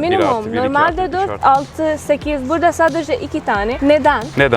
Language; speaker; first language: Turkish; non-native, learner; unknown